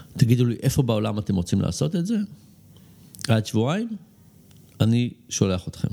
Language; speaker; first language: Hebrew; early bilingual, other home language; English